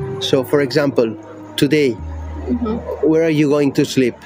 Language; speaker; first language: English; non-native, fluent; Spanish